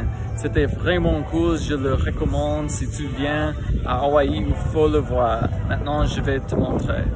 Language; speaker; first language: French; non-native, fluent; English